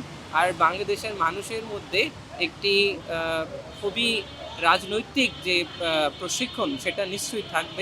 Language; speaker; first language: Bangla; non-native, fluent; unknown